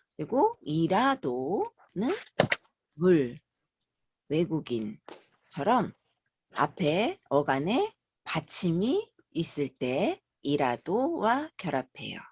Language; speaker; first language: Korean; native; Korean